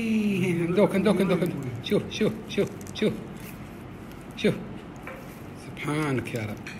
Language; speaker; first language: Arabic; native; Arabic